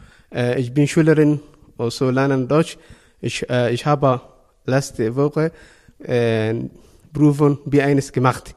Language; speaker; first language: German; non-native, learner; Somali